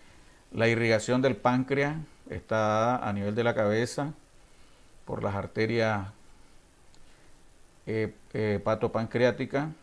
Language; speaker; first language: Spanish; native; Spanish